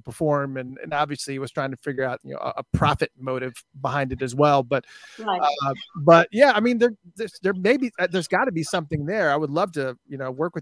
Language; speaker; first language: English; native; English